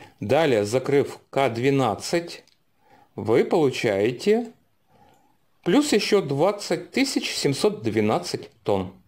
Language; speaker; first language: Russian; native; Russian